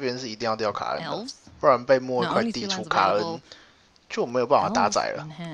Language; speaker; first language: Chinese; native; Chinese